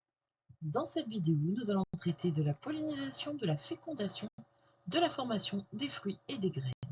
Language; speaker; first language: French; native; French